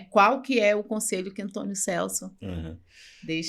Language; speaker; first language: Portuguese; native; Portuguese